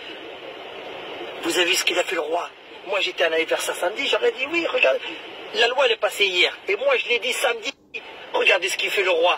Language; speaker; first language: French; early bilingual, other home language; Arabic